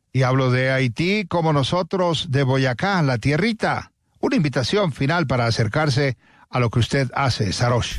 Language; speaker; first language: Spanish; native; Spanish